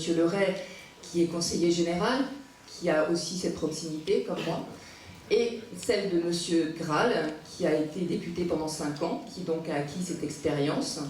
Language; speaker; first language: French; native; French